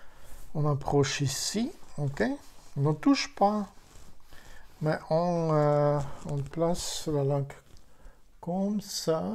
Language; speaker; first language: French; non-native, fluent; Ukrainian